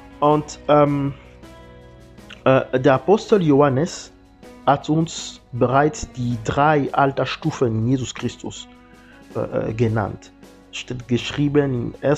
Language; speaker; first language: German; non-native, learner; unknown